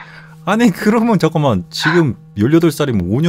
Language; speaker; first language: Korean; native; Korean